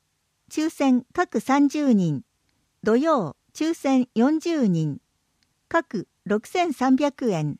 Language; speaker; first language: Japanese; native; Japanese